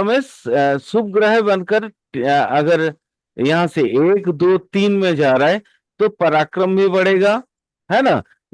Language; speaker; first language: Hindi; native; Hindi